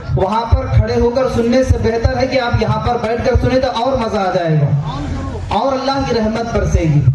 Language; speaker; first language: Urdu; native; Urdu